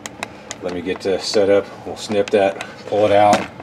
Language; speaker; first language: English; native; English